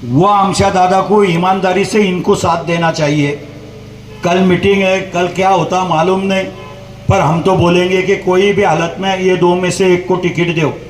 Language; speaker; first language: Hindi; non-native, local second language; Marathi